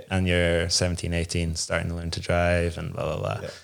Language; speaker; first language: English; native; English